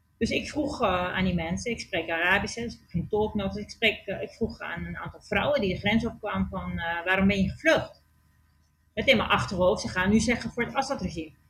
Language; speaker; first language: Dutch; native; Dutch